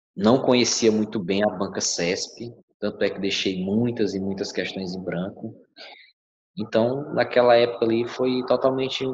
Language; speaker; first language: Portuguese; native; Portuguese